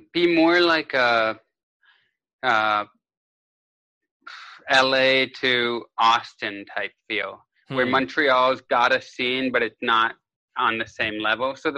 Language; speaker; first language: English; native; English